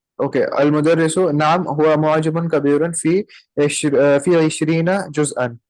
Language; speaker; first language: Arabic; non-native, learner; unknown